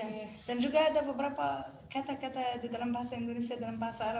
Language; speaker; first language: Indonesian; non-native, learner; Arabic